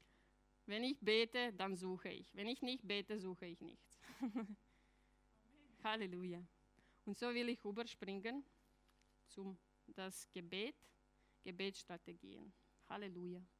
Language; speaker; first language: German; non-native, fluent; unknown